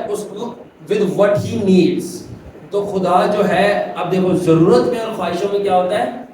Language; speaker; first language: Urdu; non-native, local second language; Punjabi